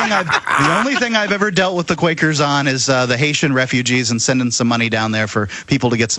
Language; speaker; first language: English; native; English